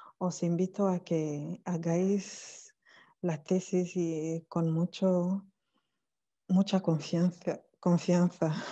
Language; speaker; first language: Spanish; non-native, fluent; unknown